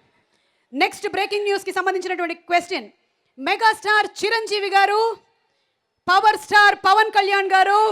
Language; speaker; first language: Telugu; native; Telugu